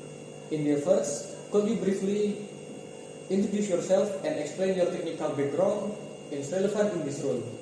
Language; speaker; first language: English; non-native, learner; Indonesian